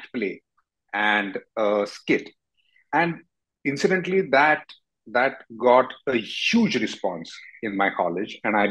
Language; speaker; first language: English; non-native, local second language; Marathi